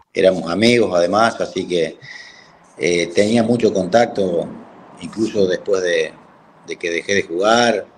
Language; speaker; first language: Spanish; native; Spanish